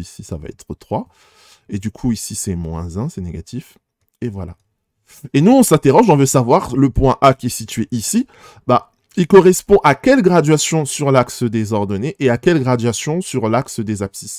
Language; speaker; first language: French; native; French